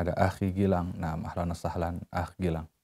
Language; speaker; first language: Indonesian; native; Indonesian